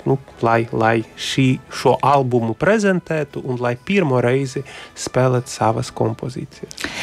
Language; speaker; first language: Latvian; non-native, local second language; Russian